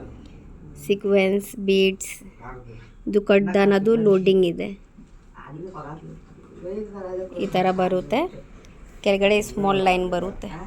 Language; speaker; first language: Kannada; non-native, local second language; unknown